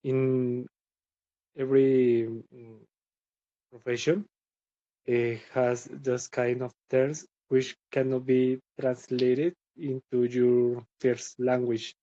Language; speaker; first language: English; non-native, learner; Spanish